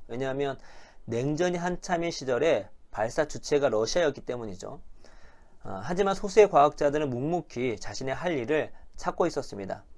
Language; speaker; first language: Korean; native; Korean